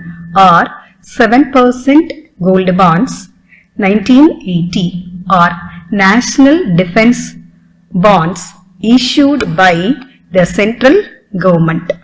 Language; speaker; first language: English; non-native, local second language; Tamil